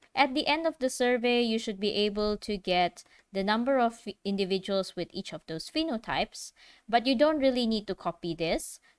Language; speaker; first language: English; non-native, local second language; Malay